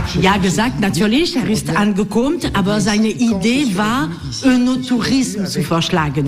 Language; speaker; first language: German; non-native, learner; French